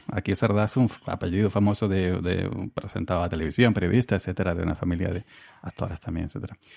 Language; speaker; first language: Spanish; native; Spanish